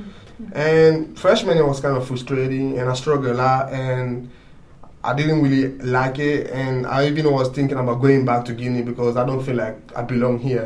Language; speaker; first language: English; non-native, fluent; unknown